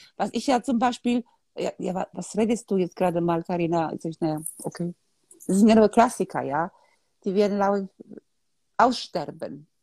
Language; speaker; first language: German; non-native, fluent; Polish